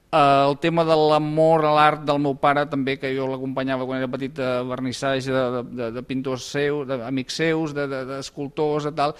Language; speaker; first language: Catalan; native; Catalan